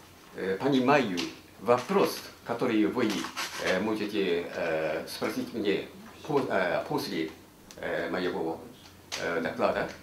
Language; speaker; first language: Russian; non-native, learner; Japanese